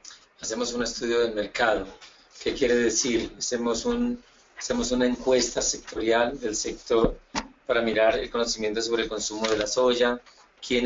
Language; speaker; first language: Spanish; native; Spanish